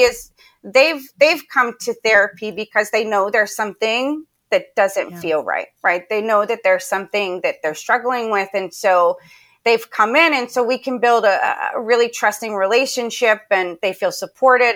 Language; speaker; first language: English; native; English